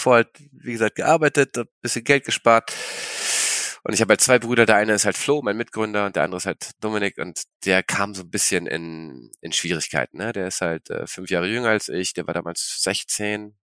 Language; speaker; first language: German; native; German